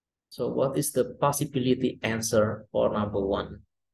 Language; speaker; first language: English; non-native, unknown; Indonesian